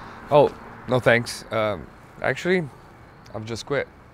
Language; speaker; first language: English; non-native, fluent; Portuguese